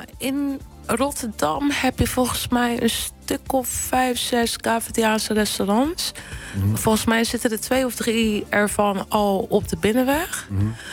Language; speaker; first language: Dutch; early bilingual, other home language; Kabuverdianu